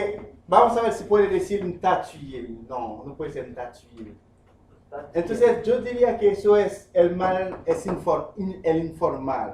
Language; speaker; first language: Spanish; non-native, fluent; Haitian Creole